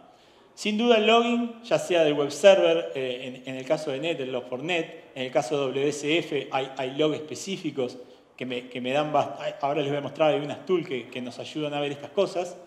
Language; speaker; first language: Spanish; native; Spanish